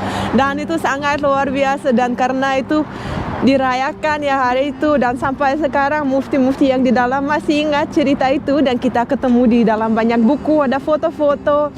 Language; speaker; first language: Indonesian; non-native, fluent; Russian